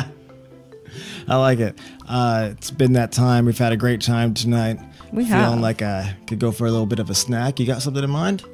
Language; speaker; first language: English; native; English